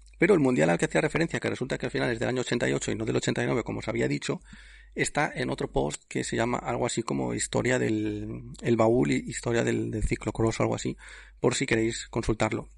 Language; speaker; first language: Spanish; native; Spanish